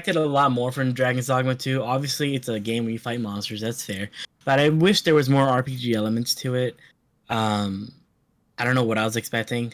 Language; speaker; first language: English; native; English